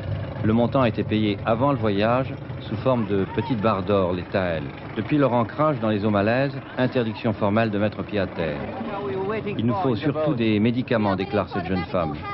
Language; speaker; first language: French; native; French